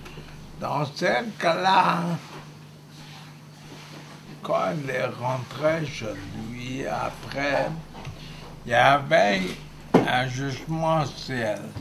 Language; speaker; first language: French; non-native, fluent; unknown